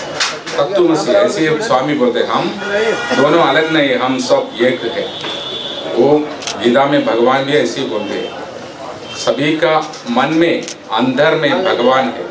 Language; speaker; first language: Hindi; non-native, local second language; Telugu